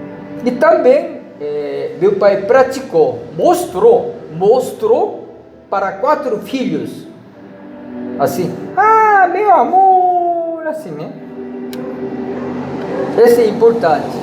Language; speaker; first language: Portuguese; non-native, learner; Korean